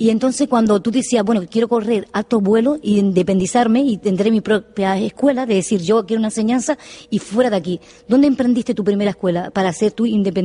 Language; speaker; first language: Spanish; native; Spanish